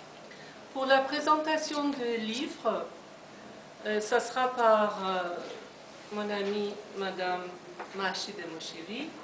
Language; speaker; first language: French; non-native, fluent; Persian